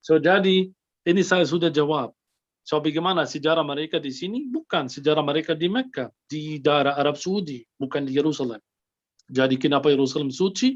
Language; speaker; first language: Indonesian; non-native, fluent; Arabic